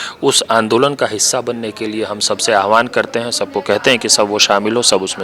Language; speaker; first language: Hindi; native; Hindi